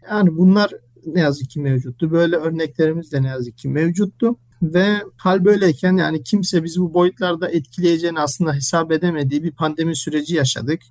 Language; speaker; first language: Turkish; early bilingual, heritage; Turkish